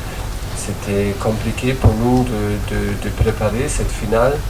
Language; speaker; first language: French; non-native, learner; German